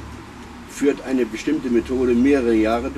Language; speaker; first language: German; native; German